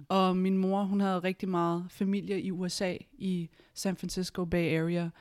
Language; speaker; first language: Danish; early bilingual, other home language; Spanish